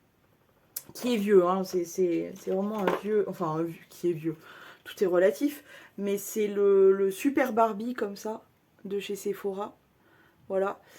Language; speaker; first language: French; native; French